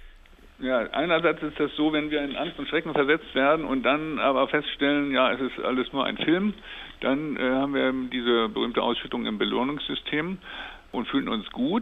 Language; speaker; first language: German; native; German